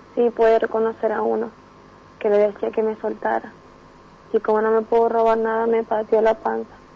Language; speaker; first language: Spanish; native; Spanish